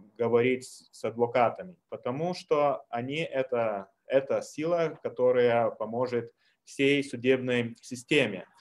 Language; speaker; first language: Russian; non-native, fluent; Lithuanian